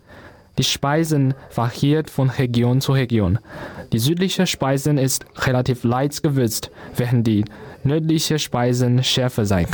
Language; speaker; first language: German; non-native, learner; Chinese